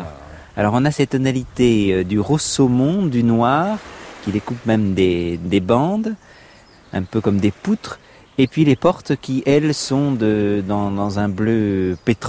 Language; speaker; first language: French; native; French